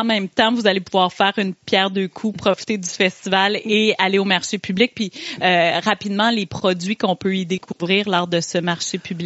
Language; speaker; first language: French; native; French